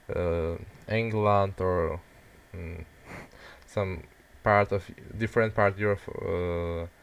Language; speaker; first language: English; non-native, learner; Czech